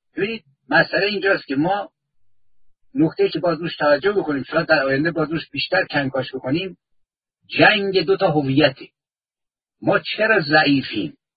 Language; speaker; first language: Persian; native; Persian